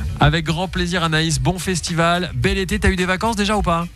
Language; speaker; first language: French; native; French